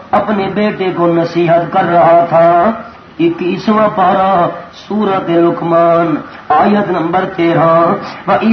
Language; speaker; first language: Urdu; non-native, local second language; Pashto